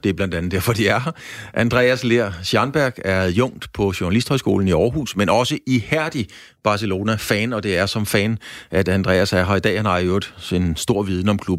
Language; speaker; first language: Danish; native; Danish